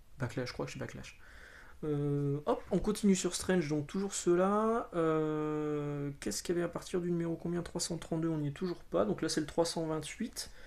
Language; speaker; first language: French; native; French